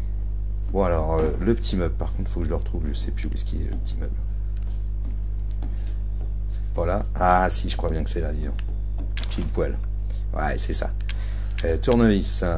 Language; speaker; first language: French; native; French